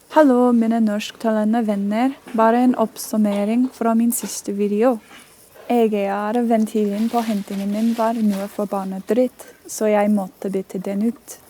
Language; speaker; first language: Norwegian; non-native, learner; English